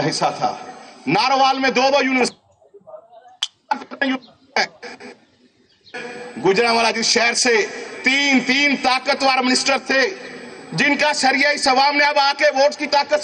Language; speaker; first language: Urdu; non-native, local second language; Punjabi